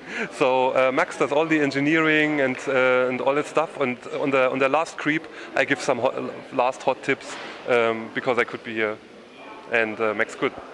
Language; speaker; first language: English; non-native, fluent; German